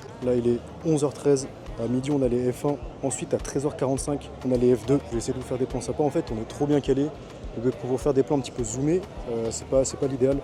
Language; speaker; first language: French; native; French